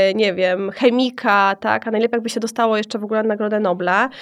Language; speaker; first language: Polish; native; Polish